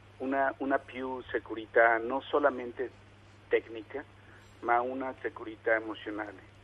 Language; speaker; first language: Italian; non-native, learner; Spanish